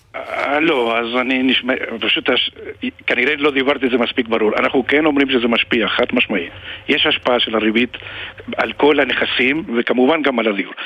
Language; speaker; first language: Hebrew; non-native, fluent; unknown